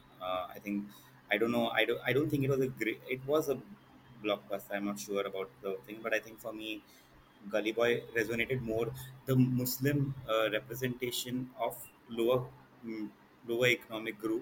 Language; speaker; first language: English; non-native, local second language; Hindi